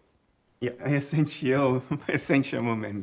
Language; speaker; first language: Dutch; non-native, fluent; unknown